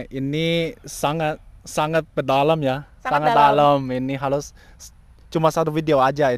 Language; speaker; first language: Indonesian; non-native, learner; Chinese